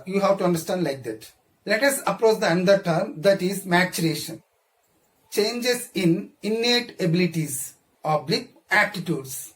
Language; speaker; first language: English; non-native, local second language; Telugu